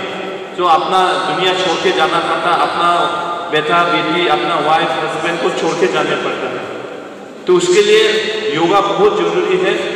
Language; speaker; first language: Hindi; non-native, local second language; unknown